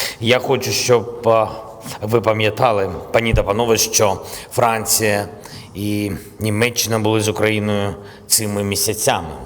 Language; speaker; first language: Ukrainian; non-native, local second language; Russian